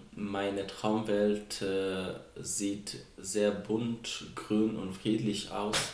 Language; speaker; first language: German; non-native, fluent; Persian